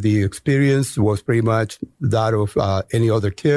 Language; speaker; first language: English; non-native, fluent; Spanish